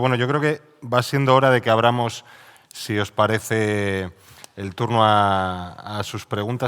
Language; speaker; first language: Spanish; native; Spanish